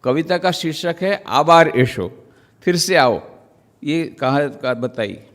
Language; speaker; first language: Hindi; non-native, local second language; Gujarati